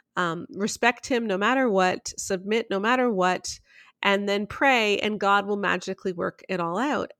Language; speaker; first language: English; native; English